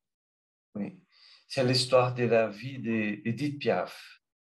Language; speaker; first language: French; non-native, learner; Portuguese